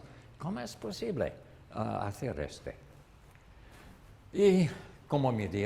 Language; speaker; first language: Spanish; non-native, learner; English